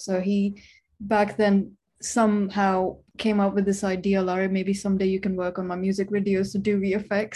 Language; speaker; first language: English; non-native, local second language; Urdu